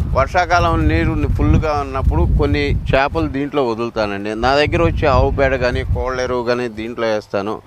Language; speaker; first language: Telugu; native; Telugu